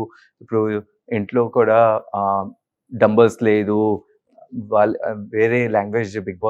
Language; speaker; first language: Telugu; non-native, local second language; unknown